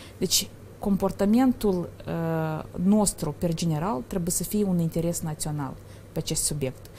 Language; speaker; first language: Romanian; native; Romanian